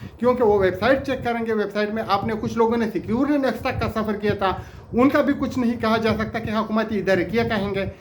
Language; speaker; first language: Urdu; non-native, local second language; Pashto